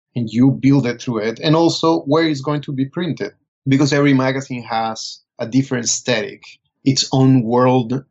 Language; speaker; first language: English; non-native, fluent; Spanish